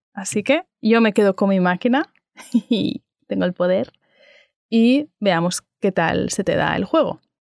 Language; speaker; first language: Spanish; native; Spanish